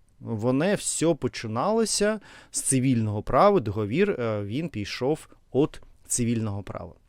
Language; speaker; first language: Ukrainian; non-native, learner; Russian